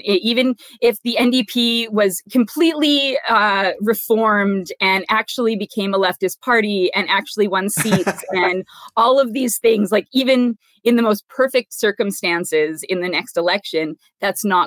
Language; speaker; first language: English; native; English